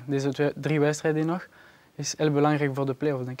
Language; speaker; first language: Dutch; non-native, learner; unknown